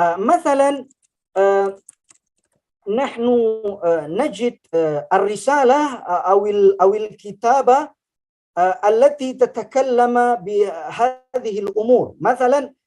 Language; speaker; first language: Arabic; non-native, fluent; Indonesian